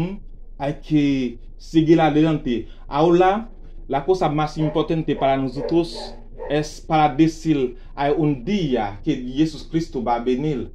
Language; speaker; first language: Spanish; non-native, learner; Haitian Creole